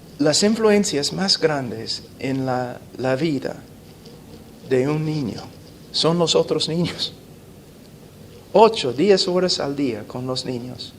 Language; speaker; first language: Spanish; non-native, fluent; English